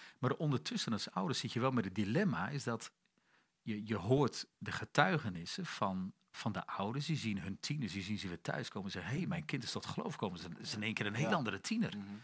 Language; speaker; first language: Dutch; native; Dutch